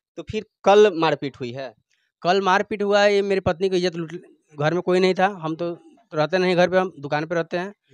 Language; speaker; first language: Hindi; native; Hindi